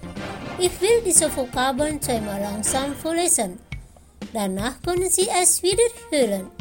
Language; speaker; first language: German; non-native, fluent; Indonesian